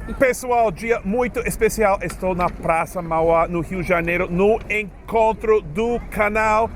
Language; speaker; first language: Portuguese; non-native, fluent; English